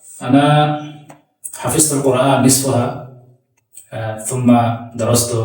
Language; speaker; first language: Arabic; non-native, learner; Bangla